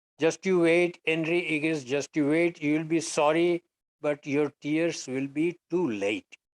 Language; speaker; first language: Gujarati; native; Gujarati